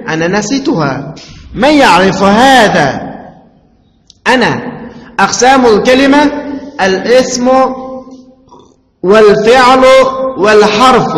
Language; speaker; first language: Arabic; non-native, fluent; Uzbek